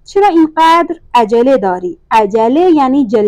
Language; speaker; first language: Persian; non-native, fluent; Urdu